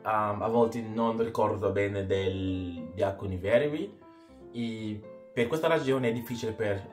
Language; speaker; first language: Italian; non-native, learner; English